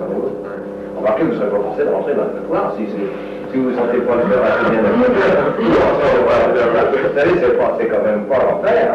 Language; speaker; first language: French; native; French